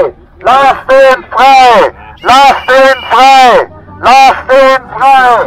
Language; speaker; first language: German; native; German